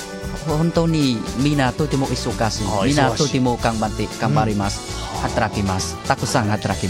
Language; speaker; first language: Japanese; non-native, learner; Khmer